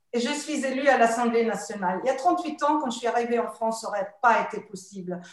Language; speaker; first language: French; non-native, fluent; German